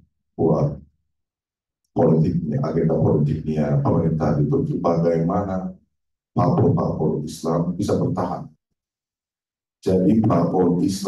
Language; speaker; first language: Indonesian; non-native, fluent; Turkish